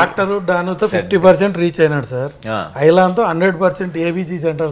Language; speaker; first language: Telugu; non-native, learner; Tamil